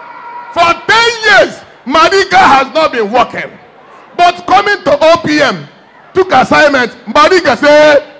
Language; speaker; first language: English; non-native, local second language; Igbo